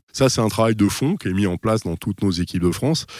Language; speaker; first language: French; native; French